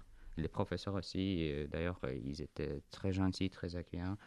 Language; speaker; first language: French; non-native, fluent; Armenian